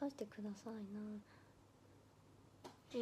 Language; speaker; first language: Japanese; native; Japanese